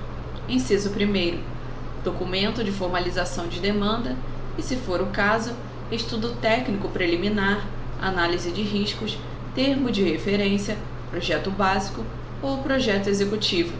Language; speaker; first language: Portuguese; native; Portuguese